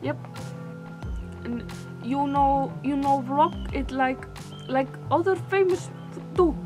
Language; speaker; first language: English; non-native, learner; Icelandic